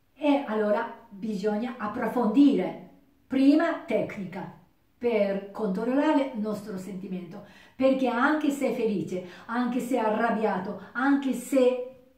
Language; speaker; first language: Italian; non-native, learner; Japanese